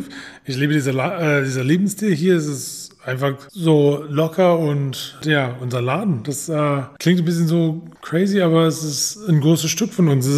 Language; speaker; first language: German; non-native, fluent; English